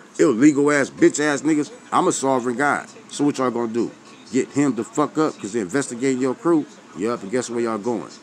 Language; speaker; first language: English; native; English